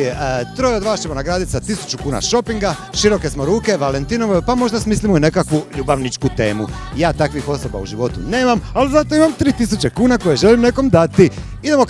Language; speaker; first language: Croatian; native; Croatian